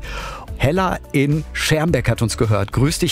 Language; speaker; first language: German; native; German